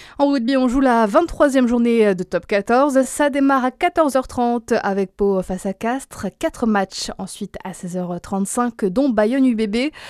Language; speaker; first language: French; native; French